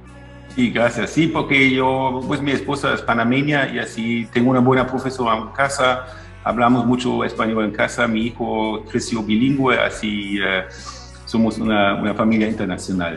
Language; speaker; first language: Spanish; non-native, fluent; German